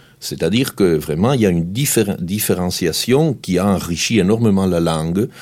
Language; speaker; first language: French; non-native, fluent; Spanish